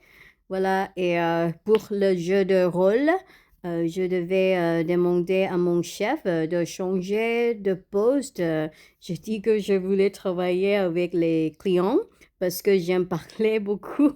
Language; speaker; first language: French; non-native, learner; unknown